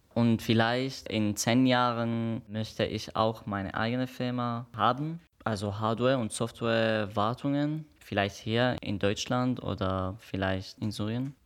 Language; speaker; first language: German; non-native, fluent; Arabic